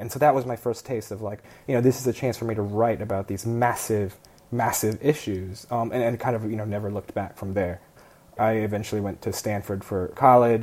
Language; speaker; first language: English; early bilingual, other home language; Chinese